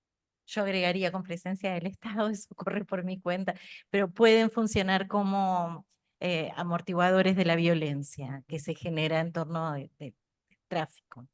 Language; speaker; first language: Spanish; native; Spanish